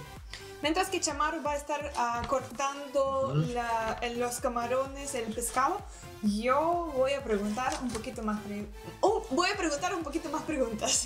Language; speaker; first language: Spanish; non-native, learner; Russian